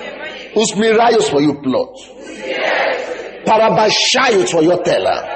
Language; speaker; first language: Russian; non-native, fluent; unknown